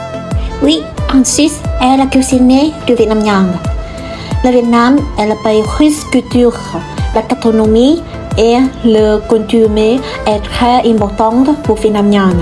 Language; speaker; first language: French; non-native, learner; Vietnamese